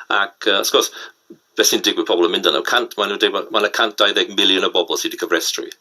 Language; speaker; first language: Welsh; non-native, local second language; English